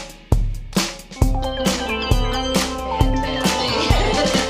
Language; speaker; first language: English; native; English